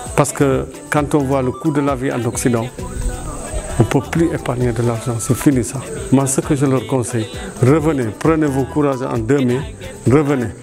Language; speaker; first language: French; non-native, local second language; Fula